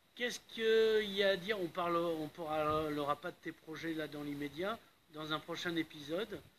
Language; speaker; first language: French; native; French